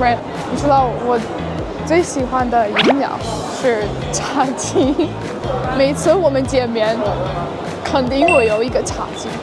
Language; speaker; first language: Chinese; non-native, learner; English